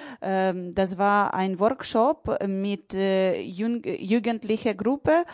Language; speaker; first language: German; non-native, learner; Ukrainian